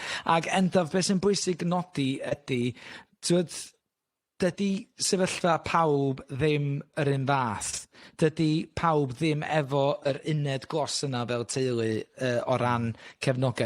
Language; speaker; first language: Welsh; native; Welsh